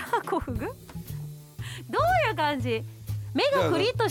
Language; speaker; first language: Japanese; native; Japanese